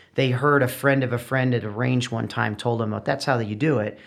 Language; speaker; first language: English; native; English